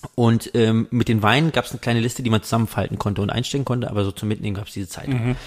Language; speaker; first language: German; native; German